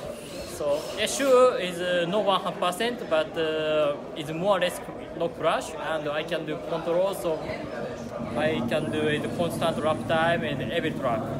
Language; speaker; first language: English; non-native, learner; Japanese